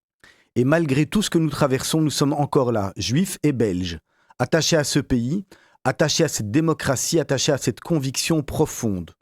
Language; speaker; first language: French; native; French